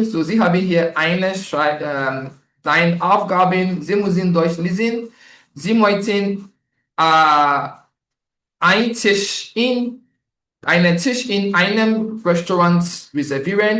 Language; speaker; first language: German; non-native, learner; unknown